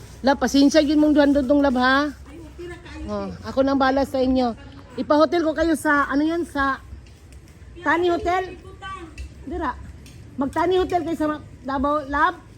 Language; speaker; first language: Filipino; non-native, local second language; Cebuano